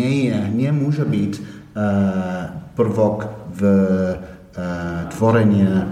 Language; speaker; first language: Slovak; non-native, fluent; English